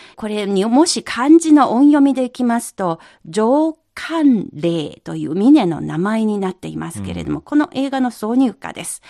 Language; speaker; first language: Japanese; non-native, fluent; Chinese